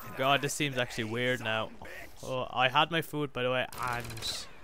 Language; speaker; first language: English; native; English